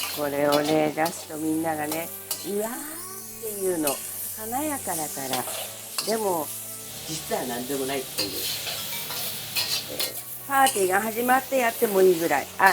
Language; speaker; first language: Japanese; early bilingual, other home language; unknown